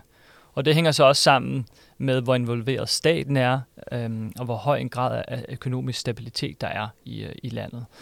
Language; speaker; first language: Danish; native; Danish